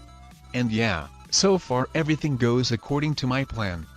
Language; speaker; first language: English; non-native, fluent; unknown